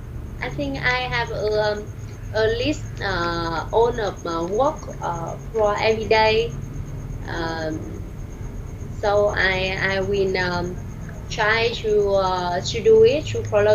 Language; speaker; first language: English; non-native, learner; Vietnamese